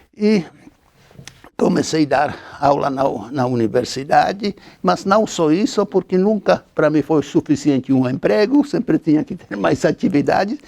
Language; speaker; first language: Portuguese; non-native, fluent; Czech